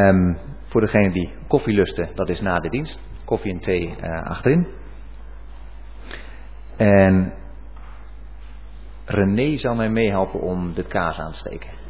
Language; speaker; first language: Dutch; native; Dutch